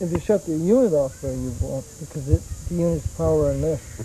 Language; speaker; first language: English; native; English